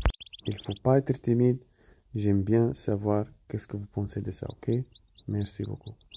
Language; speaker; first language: French; non-native, fluent; Italian